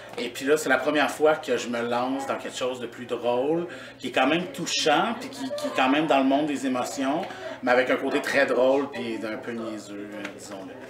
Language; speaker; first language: French; native; French